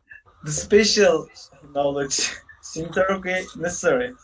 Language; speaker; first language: English; non-native, learner; Turkish